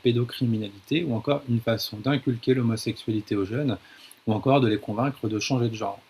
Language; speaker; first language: French; native; French